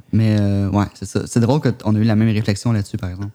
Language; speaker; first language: French; native; French